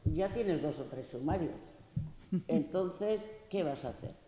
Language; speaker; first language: Spanish; non-native, local second language; Basque